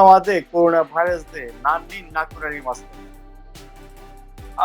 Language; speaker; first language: Japanese; non-native, fluent; Bangla